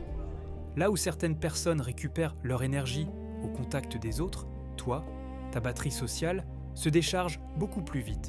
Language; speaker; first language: French; native; French